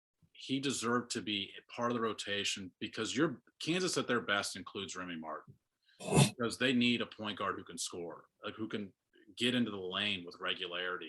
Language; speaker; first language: English; native; English